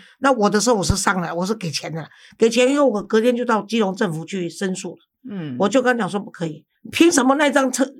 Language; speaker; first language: Chinese; native; Chinese